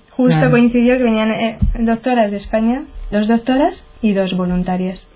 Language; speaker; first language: Spanish; native; Spanish